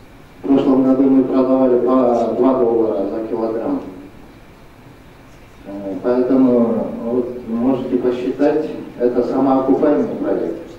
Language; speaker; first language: Russian; non-native, local second language; Kyrgyz